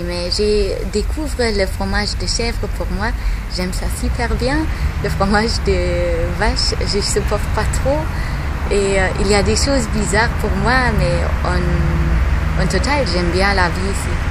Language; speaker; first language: French; non-native, fluent; German